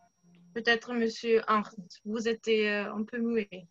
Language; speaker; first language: French; non-native, fluent; German